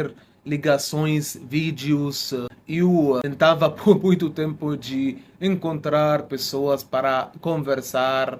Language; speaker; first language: Portuguese; non-native, fluent; Arabic